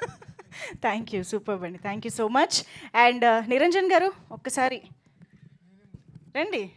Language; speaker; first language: Telugu; native; Telugu